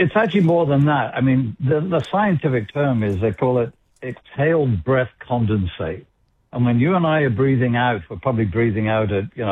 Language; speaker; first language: English; native; English